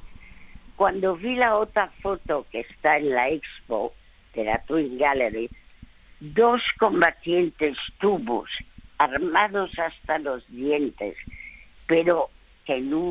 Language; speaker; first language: Spanish; early bilingual, other home language; French